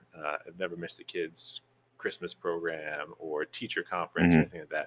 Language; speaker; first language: English; native; English